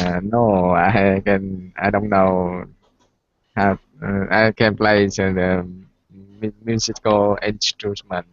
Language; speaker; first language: English; non-native, learner; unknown